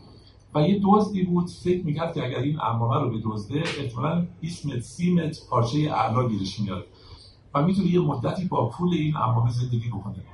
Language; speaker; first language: Persian; native; Persian